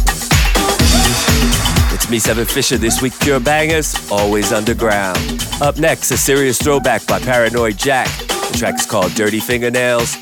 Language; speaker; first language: English; native; English